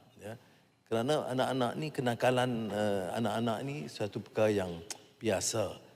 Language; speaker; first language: Malay; native; Malay